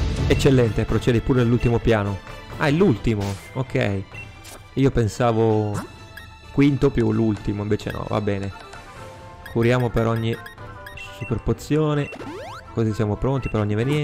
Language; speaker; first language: Italian; native; Italian